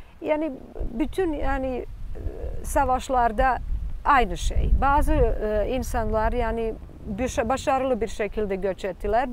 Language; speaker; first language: Turkish; non-native, fluent; Serbian